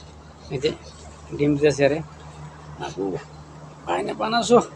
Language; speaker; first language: Indonesian; non-native, learner; Bangla